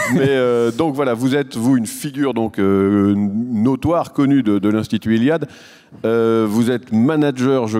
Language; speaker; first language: French; native; French